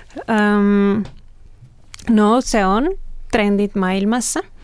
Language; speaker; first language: Finnish; non-native, learner; Spanish